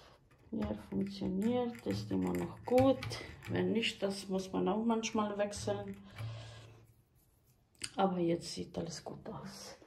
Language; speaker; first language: German; non-native, fluent; Croatian